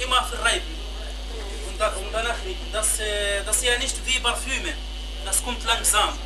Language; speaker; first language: German; non-native, fluent; Arabic